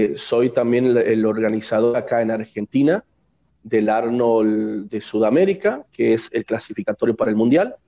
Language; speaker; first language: Spanish; native; Spanish